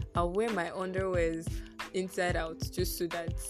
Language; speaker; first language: English; non-native, local second language; Yoruba